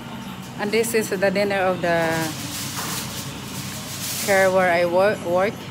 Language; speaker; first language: English; non-native, learner; Filipino